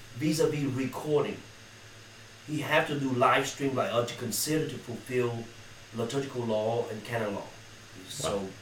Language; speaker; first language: English; non-native, fluent; Vietnamese